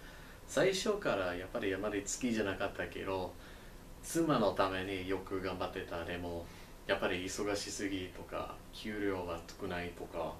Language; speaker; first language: Japanese; non-native, learner; English